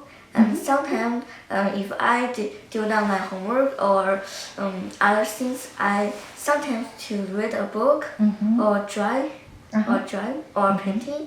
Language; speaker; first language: English; non-native, learner; Chinese